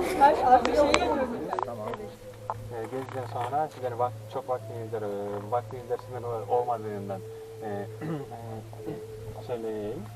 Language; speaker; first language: Turkish; non-native, local second language; Kyrgyz